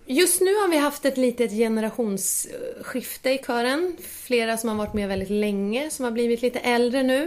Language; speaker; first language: Swedish; native; Swedish